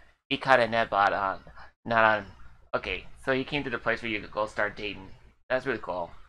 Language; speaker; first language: English; native; English